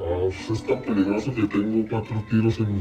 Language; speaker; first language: Spanish; native; Spanish